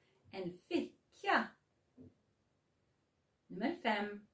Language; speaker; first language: Swedish; non-native, fluent; Serbian